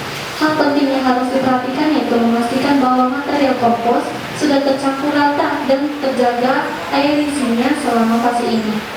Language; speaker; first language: Indonesian; native; Indonesian